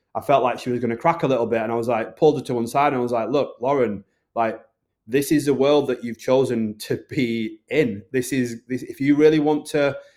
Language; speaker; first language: English; native; English